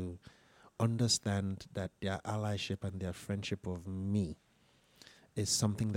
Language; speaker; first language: English; non-native, local second language; Igbo